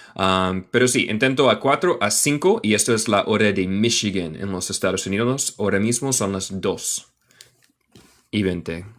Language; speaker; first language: Spanish; non-native, learner; English